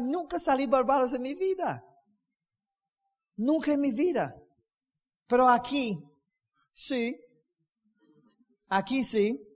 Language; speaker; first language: Spanish; non-native, learner; English